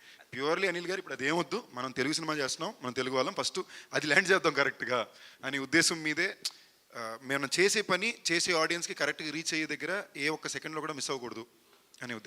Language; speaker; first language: Telugu; native; Telugu